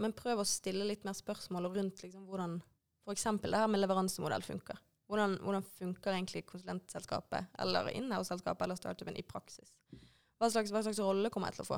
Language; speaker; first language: Norwegian; native; Norwegian